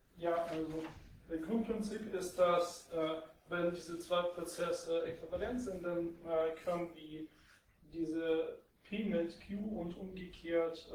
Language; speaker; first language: German; non-native, fluent; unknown